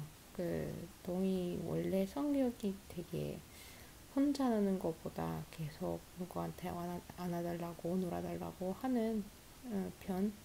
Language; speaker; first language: Korean; non-native, fluent; Russian